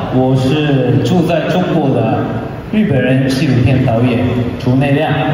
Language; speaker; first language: Chinese; non-native, fluent; Japanese